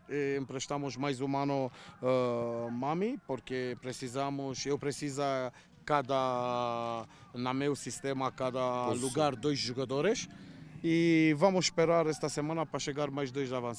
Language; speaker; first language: Portuguese; non-native, learner; Romanian